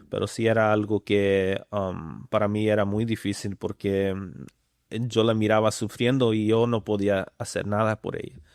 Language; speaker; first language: Spanish; early bilingual, other home language; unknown